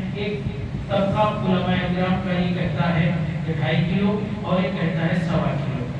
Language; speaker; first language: Urdu; native; Urdu